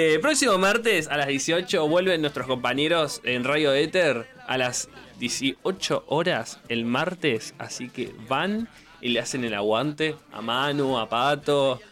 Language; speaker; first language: Spanish; native; Spanish